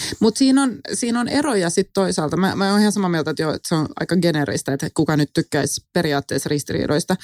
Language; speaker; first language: Finnish; non-native, local second language; Swedish